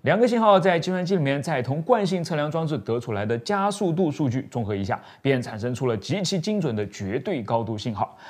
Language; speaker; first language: Chinese; native; Chinese